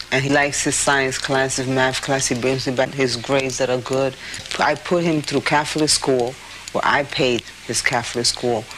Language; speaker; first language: English; early bilingual, other home language; Spanish